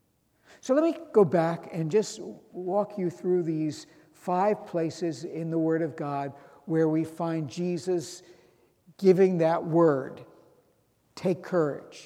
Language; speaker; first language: English; native; English